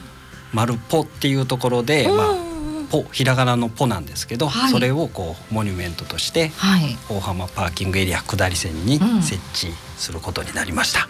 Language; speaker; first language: Japanese; native; Japanese